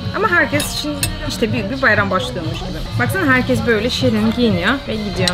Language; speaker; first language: Turkish; non-native, fluent; Russian